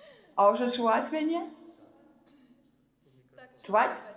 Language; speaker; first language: Belarusian; native; Belarusian